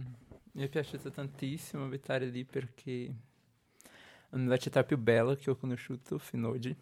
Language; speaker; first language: Italian; non-native, learner; Portuguese